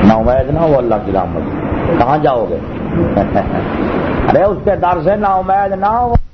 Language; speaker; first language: Urdu; non-native, local second language; Punjabi